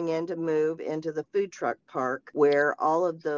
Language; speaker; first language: English; native; English